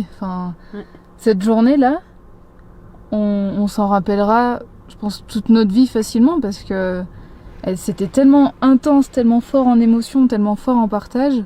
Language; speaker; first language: French; native; French